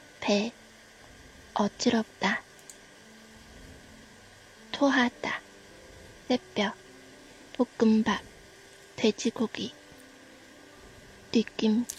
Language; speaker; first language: Korean; non-native, learner; Chinese